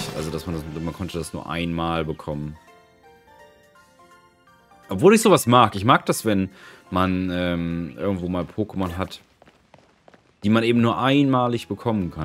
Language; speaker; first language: German; native; German